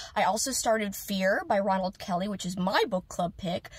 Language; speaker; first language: English; native; English